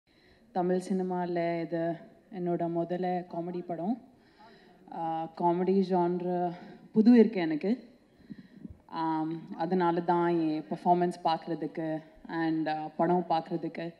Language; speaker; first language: Tamil; non-native, local second language; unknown